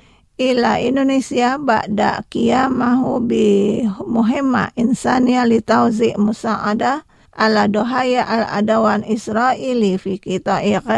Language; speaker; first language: Arabic; non-native, fluent; Indonesian